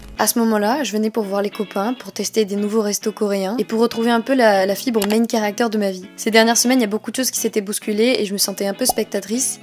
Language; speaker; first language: French; native; French